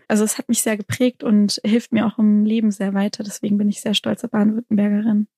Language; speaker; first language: German; native; German